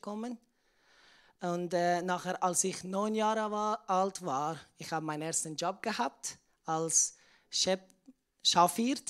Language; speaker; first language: German; non-native, learner; Persian